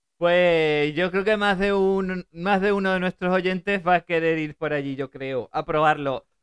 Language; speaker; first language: Spanish; early bilingual, other home language; German